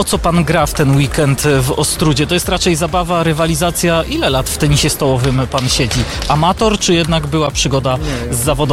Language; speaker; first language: Polish; native; Polish